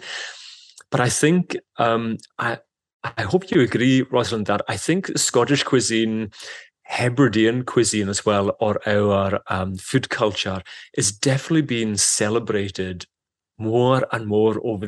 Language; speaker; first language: English; non-native, local second language; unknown